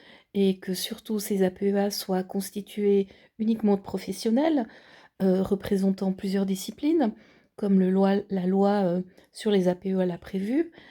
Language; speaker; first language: French; native; French